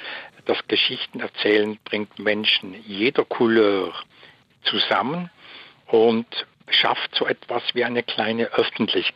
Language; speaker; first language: German; native; German